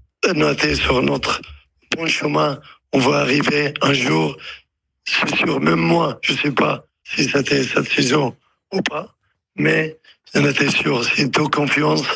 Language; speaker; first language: French; non-native, learner; Arabic